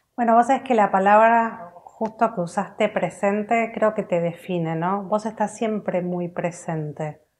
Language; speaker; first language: Spanish; native; Spanish